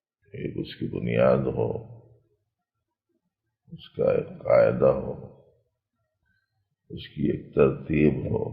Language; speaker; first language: Urdu; native; Urdu